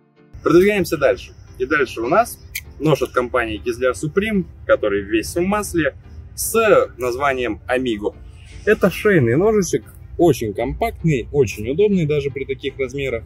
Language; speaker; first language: Russian; native; Russian